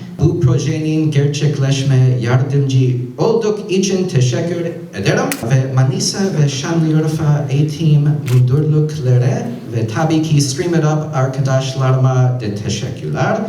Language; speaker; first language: Turkish; non-native, learner; English